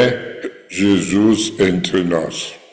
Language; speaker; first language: Portuguese; non-native, fluent; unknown